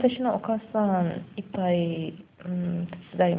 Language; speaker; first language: Japanese; non-native, learner; Persian